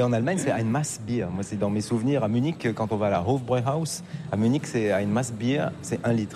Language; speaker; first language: French; native; French